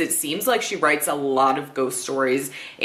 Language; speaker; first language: English; native; English